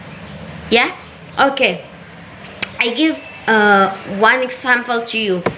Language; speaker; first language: English; non-native, learner; Indonesian